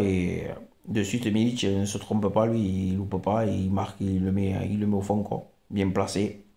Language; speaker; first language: French; native; French